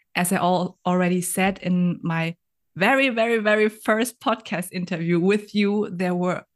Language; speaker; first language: English; non-native, learner; German